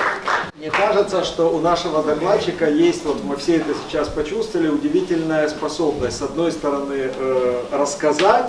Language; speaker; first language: Russian; native; Russian